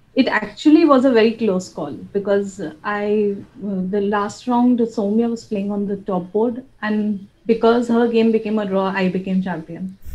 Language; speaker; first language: English; non-native, local second language; Bangla